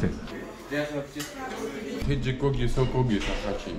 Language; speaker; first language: Korean; non-native, learner; Russian